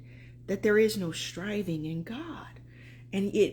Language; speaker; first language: English; native; English